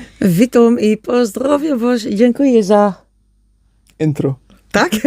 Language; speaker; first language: Polish; non-native, learner; German